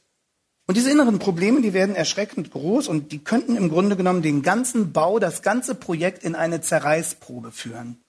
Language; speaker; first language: German; native; German